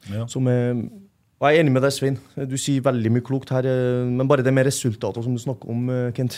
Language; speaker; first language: Norwegian; non-native, fluent; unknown